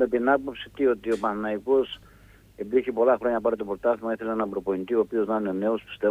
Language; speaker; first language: Greek; native; Greek